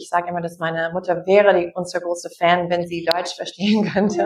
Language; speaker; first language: German; non-native, fluent; English